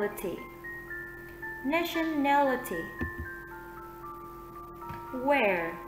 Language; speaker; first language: English; non-native, fluent; Vietnamese